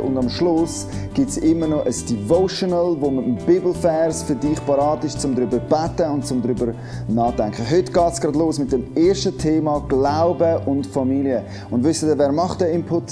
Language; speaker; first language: German; native; German